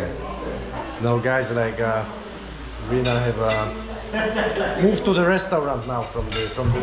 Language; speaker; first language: English; non-native, learner; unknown